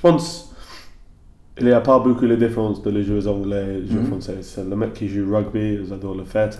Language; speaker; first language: French; non-native, learner; English